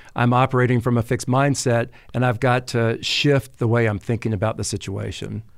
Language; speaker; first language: English; native; English